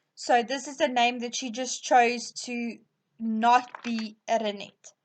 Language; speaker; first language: English; non-native, local second language; Afrikaans